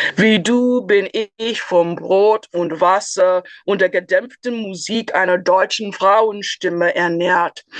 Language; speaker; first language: German; non-native, fluent; Spanish